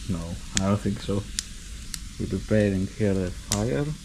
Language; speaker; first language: English; non-native, learner; Greek